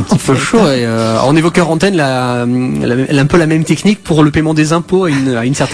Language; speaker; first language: French; native; French